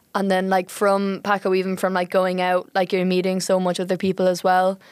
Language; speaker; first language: English; native; English